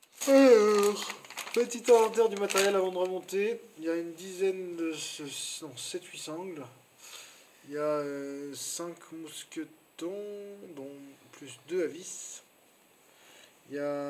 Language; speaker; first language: French; native; French